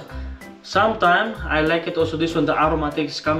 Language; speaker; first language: English; non-native, learner; Indonesian